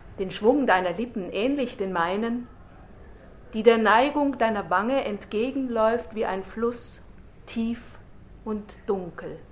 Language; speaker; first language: German; native; German